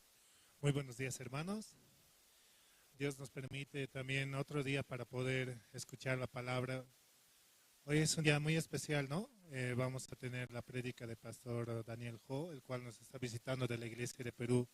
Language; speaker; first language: Spanish; native; Spanish